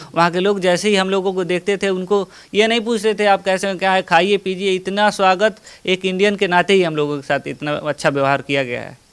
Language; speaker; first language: Hindi; native; Hindi